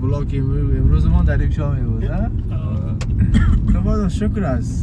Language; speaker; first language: Persian; native; Persian